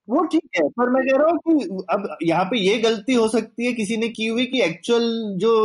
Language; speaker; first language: Hindi; native; Hindi